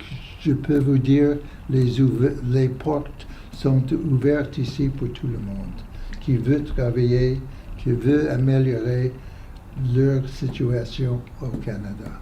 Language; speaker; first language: French; non-native, fluent; English